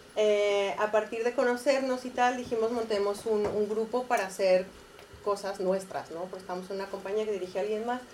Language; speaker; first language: Spanish; native; Spanish